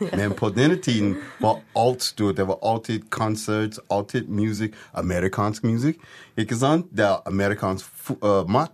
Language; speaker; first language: Norwegian; non-native, fluent; English